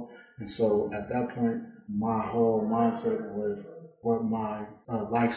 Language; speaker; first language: English; native; English